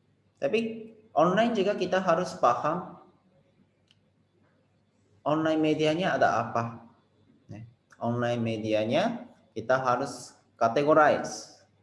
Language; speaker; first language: Indonesian; non-native, fluent; Japanese